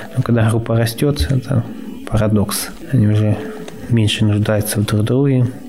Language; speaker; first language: Russian; native; Russian